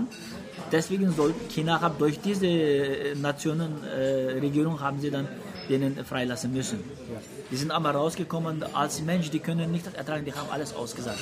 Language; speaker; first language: German; non-native, learner; Uyghur